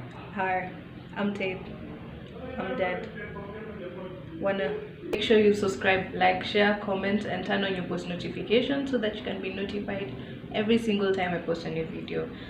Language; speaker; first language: English; non-native, local second language; Swahili